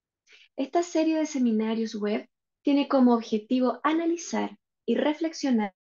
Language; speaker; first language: Spanish; native; Spanish